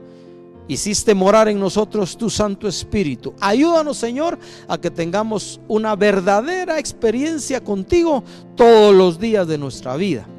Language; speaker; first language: Spanish; native; Spanish